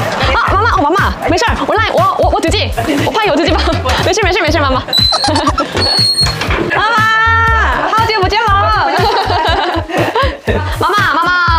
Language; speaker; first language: Chinese; non-native, learner; Korean